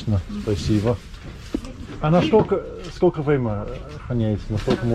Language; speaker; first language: Russian; non-native, learner; English